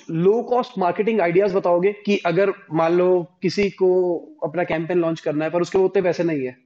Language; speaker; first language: Hindi; native; Hindi